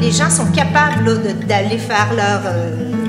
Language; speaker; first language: French; native; French